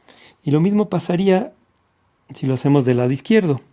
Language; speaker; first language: Spanish; native; Spanish